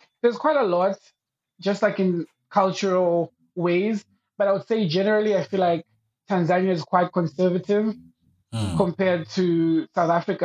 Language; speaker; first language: English; non-native, local second language; Swahili